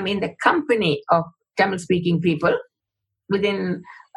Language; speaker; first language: English; non-native, local second language; Tamil